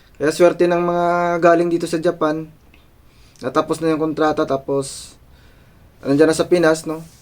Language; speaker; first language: Filipino; non-native, local second language; Cebuano